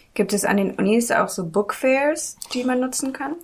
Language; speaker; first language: German; native; German